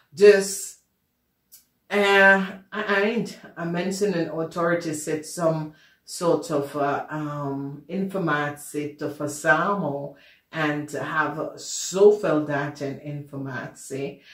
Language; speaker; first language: Dutch; non-native, fluent; English